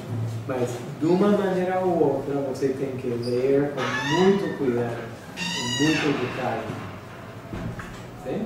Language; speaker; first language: Portuguese; non-native, fluent; English